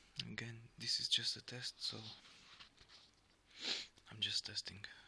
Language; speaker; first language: English; non-native, fluent; Portuguese